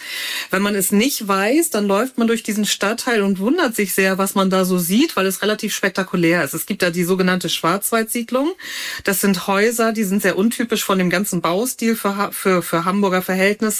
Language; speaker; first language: German; native; German